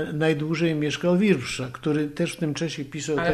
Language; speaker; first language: Polish; early bilingual, other home language; Russian